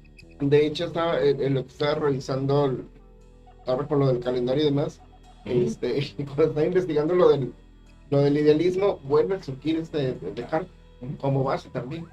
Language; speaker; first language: Spanish; native; Spanish